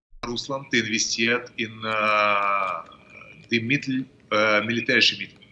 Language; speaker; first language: German; non-native, fluent; Russian